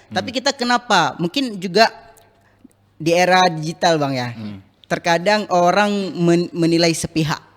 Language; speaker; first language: Indonesian; non-native, local second language; Minangkabau